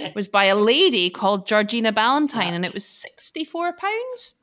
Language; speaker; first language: English; native; English